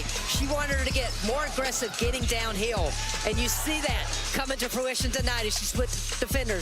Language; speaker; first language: English; native; English